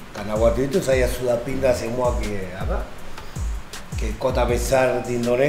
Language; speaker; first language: Indonesian; non-native, learner; Spanish